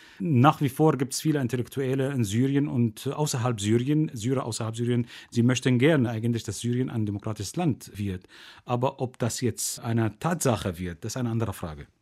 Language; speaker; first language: German; non-native, fluent; Arabic